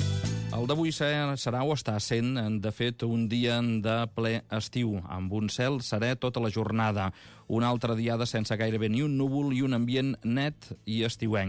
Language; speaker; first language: Catalan; native; Catalan